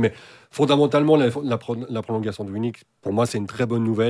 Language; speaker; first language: French; native; French